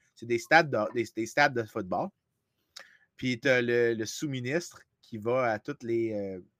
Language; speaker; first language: French; native; French